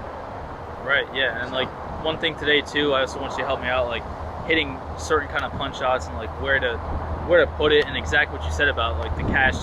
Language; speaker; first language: English; native; English